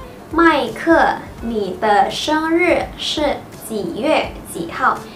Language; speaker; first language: Chinese; non-native, fluent; Indonesian